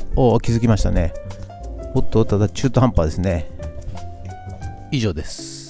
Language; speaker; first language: Japanese; native; Japanese